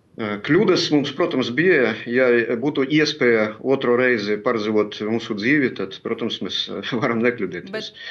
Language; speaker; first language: Latvian; non-native, local second language; Russian